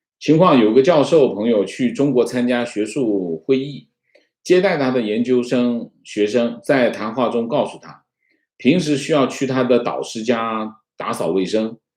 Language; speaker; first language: Chinese; native; Chinese